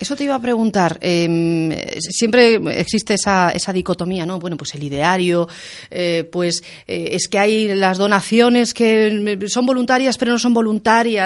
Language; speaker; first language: Spanish; native; Spanish